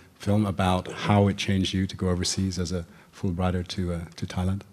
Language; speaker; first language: English; native; English